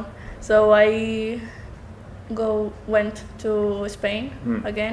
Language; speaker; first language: English; non-native, learner; Spanish